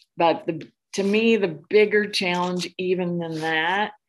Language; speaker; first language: English; native; English